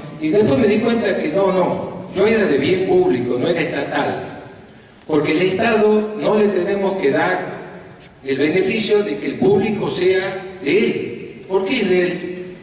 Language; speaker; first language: Spanish; native; Spanish